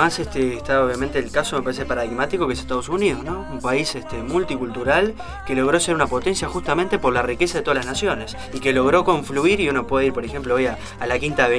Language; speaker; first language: Spanish; native; Spanish